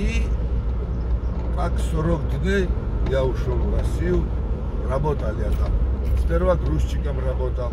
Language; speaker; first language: Russian; non-native, local second language; Georgian